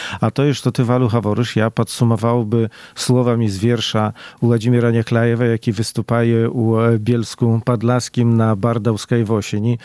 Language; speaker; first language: Belarusian; native; Belarusian